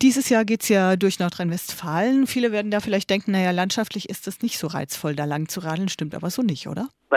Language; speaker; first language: German; native; German